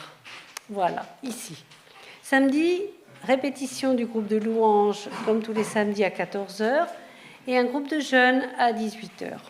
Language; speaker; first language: French; native; French